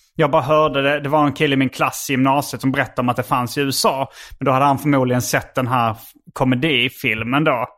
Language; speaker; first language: Swedish; native; Swedish